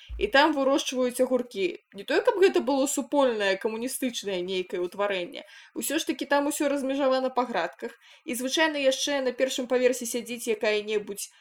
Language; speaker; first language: Belarusian; non-native, local second language; Russian